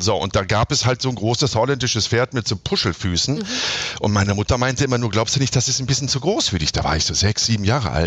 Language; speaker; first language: German; native; German